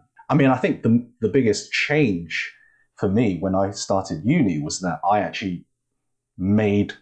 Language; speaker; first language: English; native; English